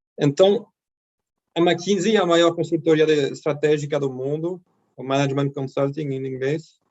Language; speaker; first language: Portuguese; non-native, fluent; French